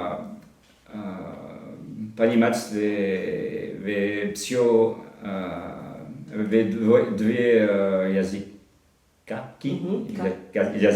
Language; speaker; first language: Russian; non-native, learner; French